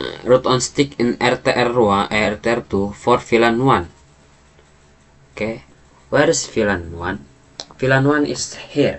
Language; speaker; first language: English; non-native, learner; Indonesian